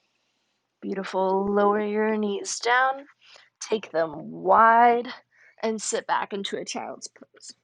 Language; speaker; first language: English; native; English